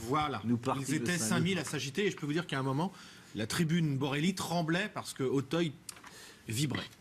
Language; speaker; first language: French; native; French